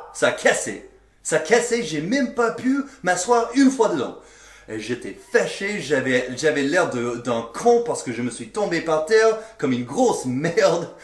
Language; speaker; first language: French; non-native, fluent; English